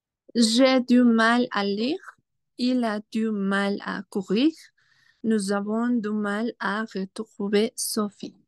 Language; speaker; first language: French; non-native, learner; Spanish